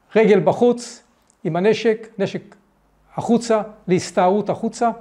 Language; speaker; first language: Hebrew; early bilingual, other home language; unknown